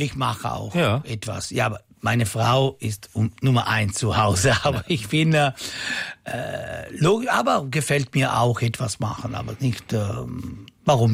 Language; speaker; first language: German; non-native, local second language; Italian